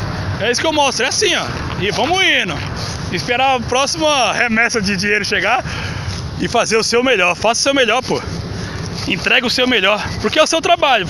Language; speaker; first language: Portuguese; native; Portuguese